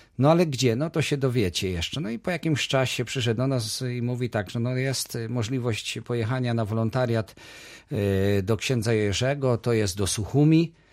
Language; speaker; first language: Polish; native; Polish